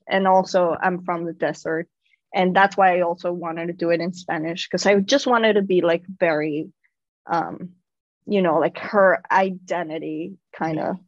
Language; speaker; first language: English; non-native, fluent; Spanish